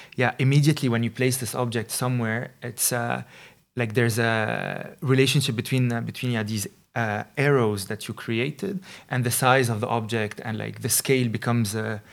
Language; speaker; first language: English; non-native, fluent; Arabic